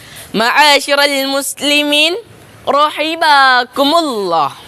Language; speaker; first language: Arabic; non-native, learner; Indonesian